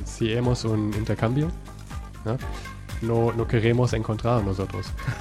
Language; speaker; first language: Spanish; non-native, learner; German